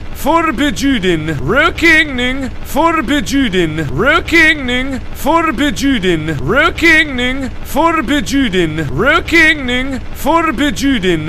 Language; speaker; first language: Swedish; non-native, learner; English